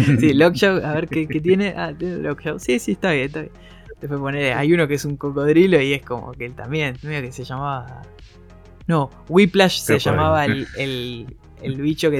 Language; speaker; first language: Spanish; native; Spanish